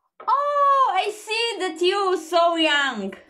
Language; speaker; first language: English; non-native, learner; Croatian